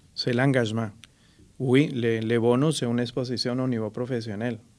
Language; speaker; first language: French; non-native, fluent; Spanish